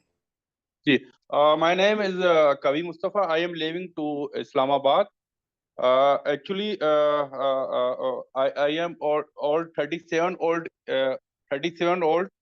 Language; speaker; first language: English; non-native, learner; Urdu